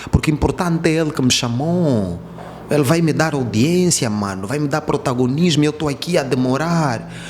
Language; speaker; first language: Portuguese; native; Portuguese